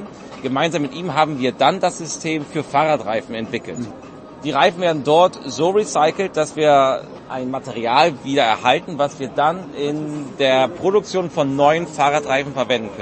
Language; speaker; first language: German; native; German